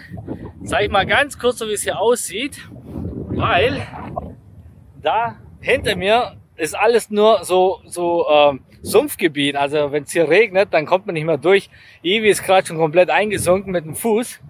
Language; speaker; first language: German; native; German